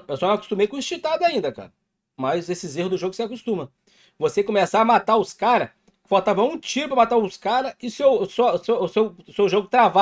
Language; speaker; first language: Portuguese; native; Portuguese